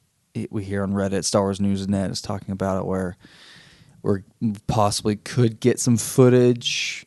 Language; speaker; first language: English; native; English